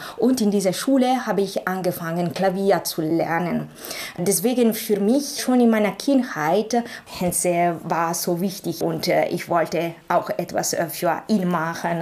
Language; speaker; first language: German; non-native, fluent; Italian